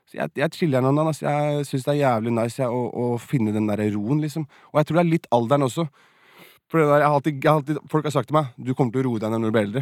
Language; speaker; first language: Norwegian; native; Norwegian